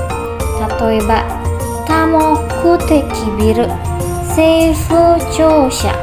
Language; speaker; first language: Japanese; non-native, learner; Indonesian